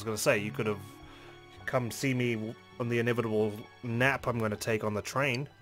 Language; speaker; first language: English; native; English